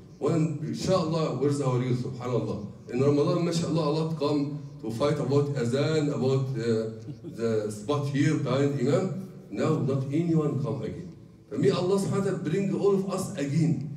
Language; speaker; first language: English; non-native, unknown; Arabic